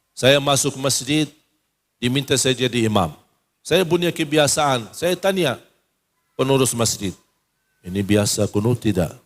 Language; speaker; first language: Malay; non-native, fluent; Arabic